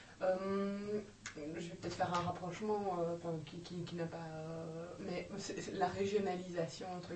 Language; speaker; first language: French; native; French